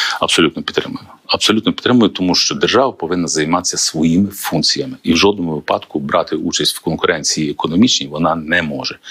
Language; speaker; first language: Ukrainian; native; Ukrainian